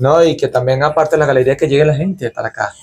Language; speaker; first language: Spanish; native; Spanish